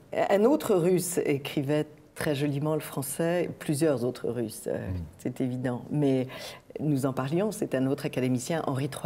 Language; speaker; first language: French; native; French